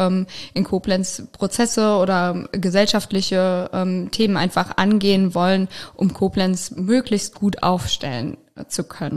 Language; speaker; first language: German; native; German